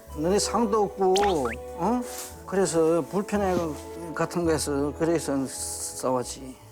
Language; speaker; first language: Korean; early bilingual, heritage; Korean